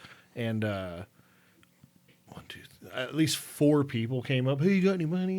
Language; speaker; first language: English; native; English